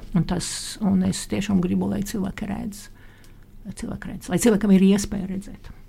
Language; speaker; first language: Latvian; non-native, local second language; Russian